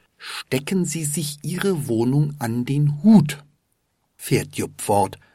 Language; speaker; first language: German; native; German